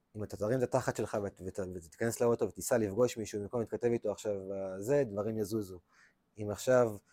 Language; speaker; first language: Hebrew; native; Hebrew